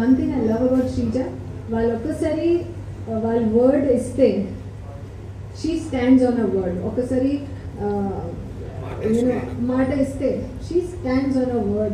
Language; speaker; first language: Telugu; non-native, learner; Hindi